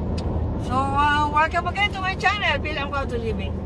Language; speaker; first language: English; non-native, learner; Filipino